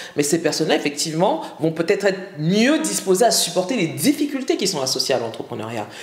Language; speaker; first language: French; native; French